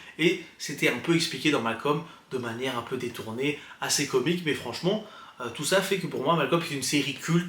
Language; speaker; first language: French; native; French